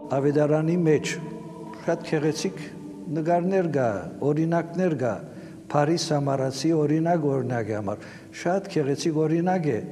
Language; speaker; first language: Armenian; native; Armenian